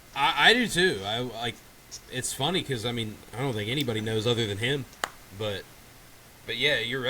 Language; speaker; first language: English; native; English